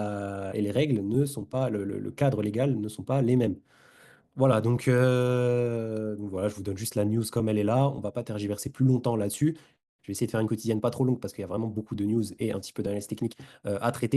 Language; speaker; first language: French; native; French